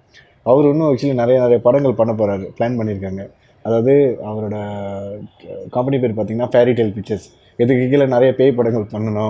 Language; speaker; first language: Tamil; native; Tamil